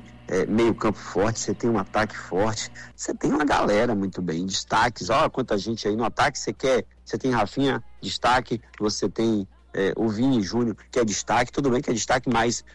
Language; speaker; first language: Portuguese; native; Portuguese